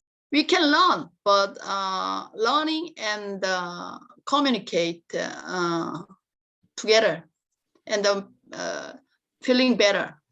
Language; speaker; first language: English; non-native, learner; Korean